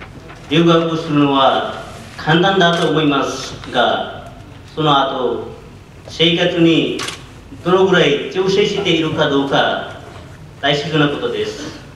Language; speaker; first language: Japanese; non-native, learner; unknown